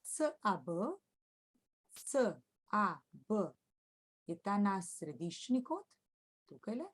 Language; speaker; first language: Slovenian; native; Slovenian